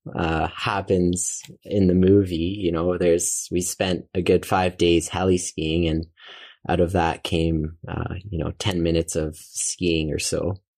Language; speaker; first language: English; native; English